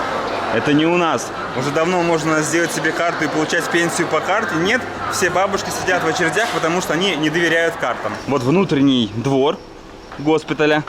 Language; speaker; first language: Russian; native; Russian